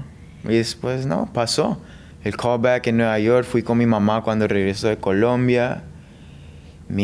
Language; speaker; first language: Spanish; early bilingual, heritage; English